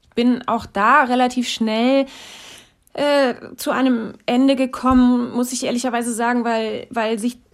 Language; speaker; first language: German; native; German